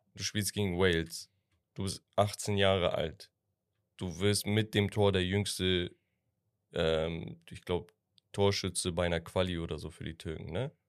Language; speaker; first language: German; early bilingual, other home language; Turkish